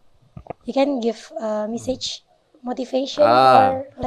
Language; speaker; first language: English; non-native, learner; Indonesian